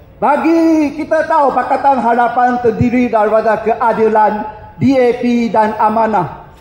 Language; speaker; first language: Malay; non-native, local second language; Chinese